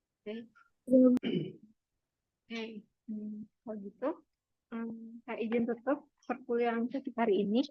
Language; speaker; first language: Indonesian; native; Indonesian